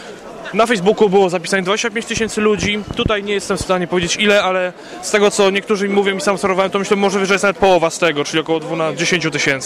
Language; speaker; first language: Polish; native; Polish